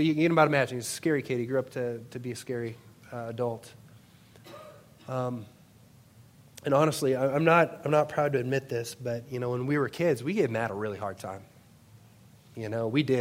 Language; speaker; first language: English; native; English